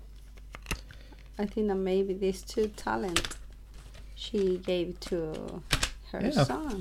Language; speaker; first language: English; non-native, learner; Spanish